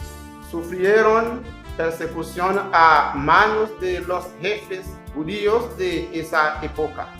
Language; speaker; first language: Spanish; non-native, learner; Haitian Creole